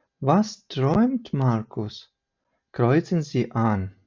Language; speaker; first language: German; non-native, fluent; Ukrainian